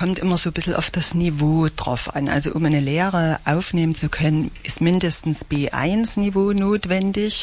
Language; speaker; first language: German; native; German